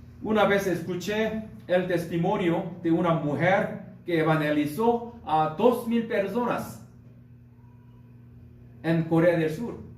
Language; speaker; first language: Spanish; non-native, learner; Korean